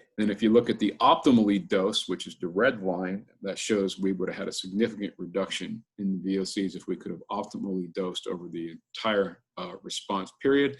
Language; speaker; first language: English; native; English